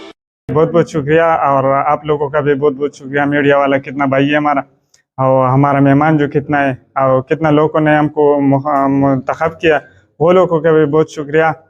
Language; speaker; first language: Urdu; non-native, local second language; Pashto